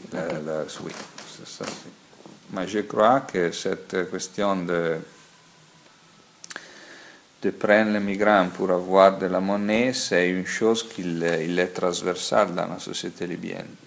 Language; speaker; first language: French; non-native, fluent; Italian